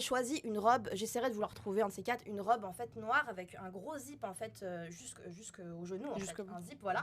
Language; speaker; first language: French; native; French